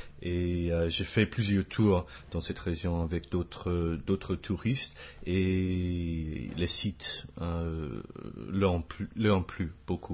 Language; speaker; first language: French; non-native, fluent; English